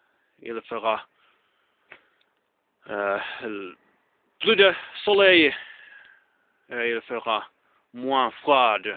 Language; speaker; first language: French; non-native, learner; Finnish